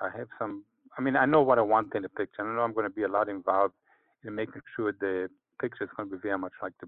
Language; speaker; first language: English; non-native, fluent; Hebrew